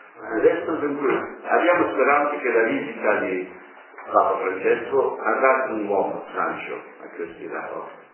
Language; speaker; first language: Italian; non-native, fluent; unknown